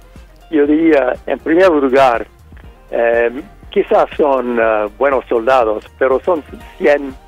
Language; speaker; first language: Spanish; non-native, fluent; English